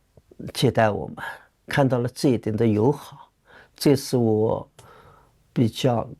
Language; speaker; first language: Chinese; native; Chinese